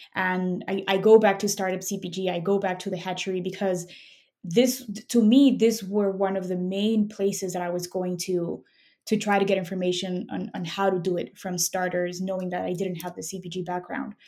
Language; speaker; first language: English; non-native, fluent; Spanish